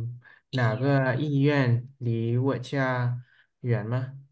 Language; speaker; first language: Chinese; non-native, learner; Vietnamese